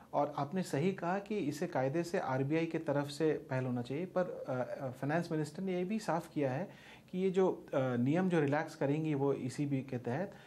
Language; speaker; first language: Hindi; native; Hindi